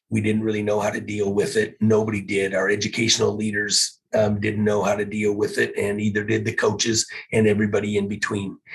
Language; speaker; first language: English; native; English